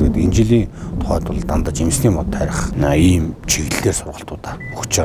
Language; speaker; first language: Mongolian; native; Mongolian